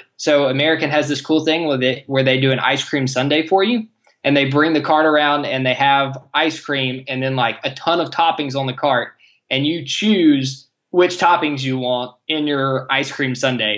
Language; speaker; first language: English; native; English